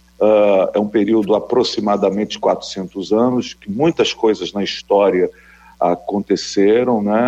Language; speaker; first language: Portuguese; native; Portuguese